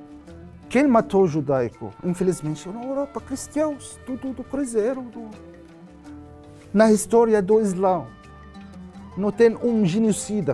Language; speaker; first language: Portuguese; non-native, learner; Arabic